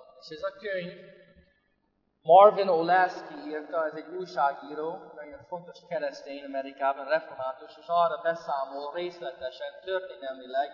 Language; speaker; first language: Hungarian; non-native, fluent; English